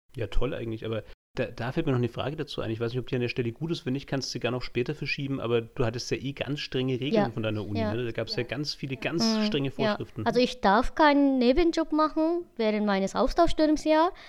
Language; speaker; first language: German; native; German